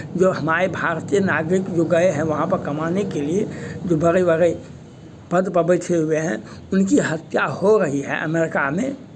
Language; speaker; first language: Hindi; native; Hindi